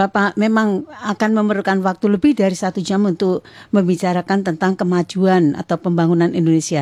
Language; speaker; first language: Indonesian; native; Indonesian